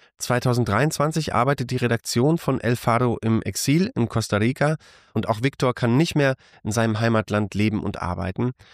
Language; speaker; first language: German; native; German